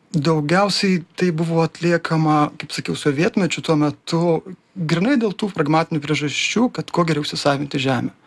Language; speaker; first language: Lithuanian; native; Lithuanian